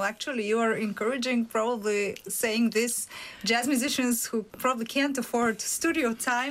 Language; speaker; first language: English; non-native, fluent; Bulgarian